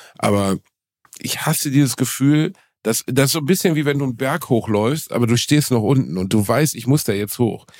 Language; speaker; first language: German; native; German